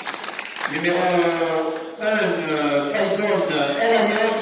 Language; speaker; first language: French; native; French